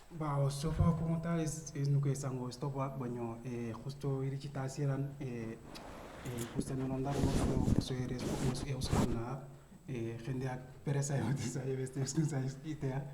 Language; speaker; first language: Basque; non-native, learner; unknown